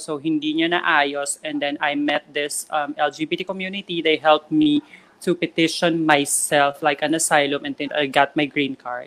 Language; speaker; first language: English; non-native, local second language; Filipino